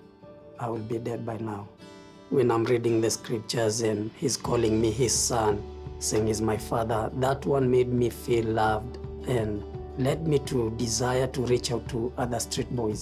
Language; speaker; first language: English; non-native, local second language; Swahili